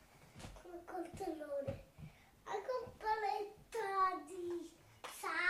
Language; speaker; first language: Italian; early bilingual, heritage; Italian